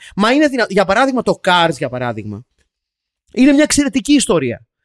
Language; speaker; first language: Greek; native; Greek